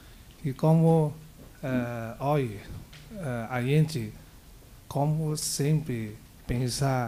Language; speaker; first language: Portuguese; non-native, learner; Chinese